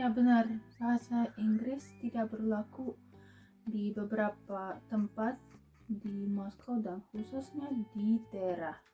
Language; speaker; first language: Indonesian; non-native, fluent; Russian